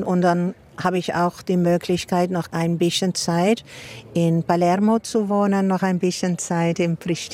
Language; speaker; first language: German; non-native, fluent; Dutch